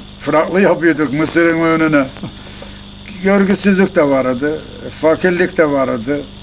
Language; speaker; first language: Turkish; native; Turkish